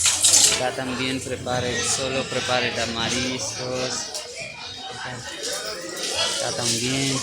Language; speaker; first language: Spanish; non-native, learner; Urdu